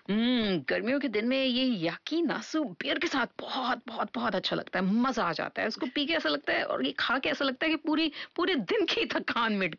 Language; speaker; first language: Hindi; native; Hindi